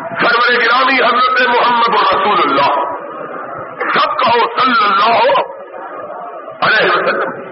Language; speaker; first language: Urdu; non-native, local second language; Punjabi